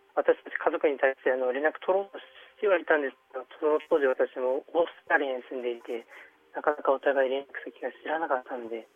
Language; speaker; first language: Japanese; early bilingual, other home language; Chinese